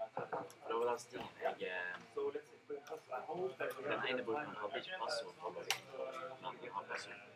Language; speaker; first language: Norwegian; native; Norwegian